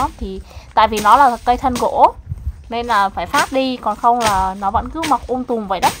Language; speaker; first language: Vietnamese; native; Vietnamese